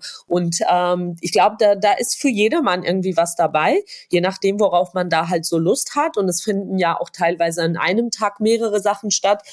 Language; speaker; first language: German; non-native, fluent; Georgian